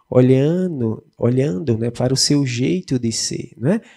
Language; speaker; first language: Portuguese; native; Portuguese